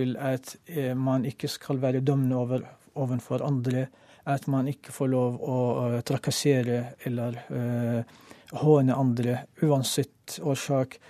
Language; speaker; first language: Norwegian; non-native, fluent; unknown